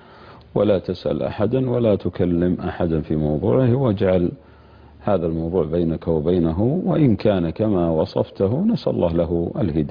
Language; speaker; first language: Arabic; native; Arabic